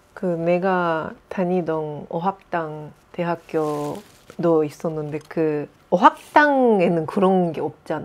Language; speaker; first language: Korean; non-native, fluent; Japanese